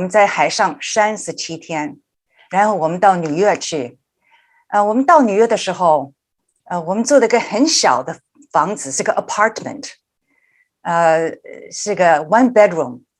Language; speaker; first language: Chinese; early bilingual, heritage; Chinese